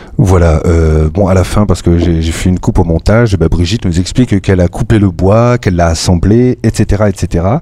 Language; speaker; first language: French; native; French